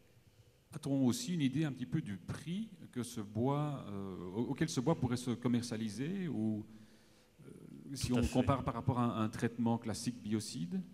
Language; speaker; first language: French; native; French